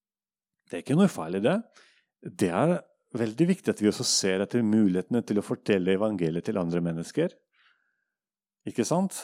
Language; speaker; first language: Norwegian; non-native, fluent; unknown